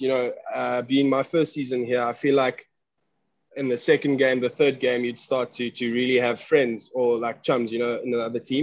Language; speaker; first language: English; non-native, local second language; Afrikaans